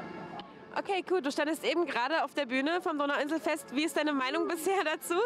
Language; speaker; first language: German; native; German